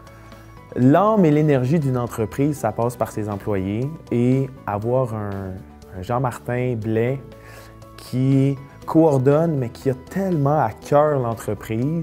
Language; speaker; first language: French; native; French